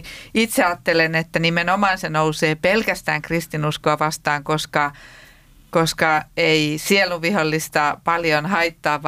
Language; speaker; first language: Finnish; native; Finnish